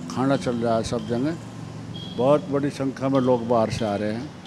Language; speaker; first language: Hindi; native; Hindi